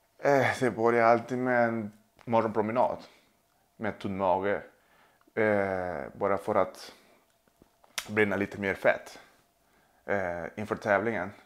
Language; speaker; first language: Swedish; non-native, fluent; Spanish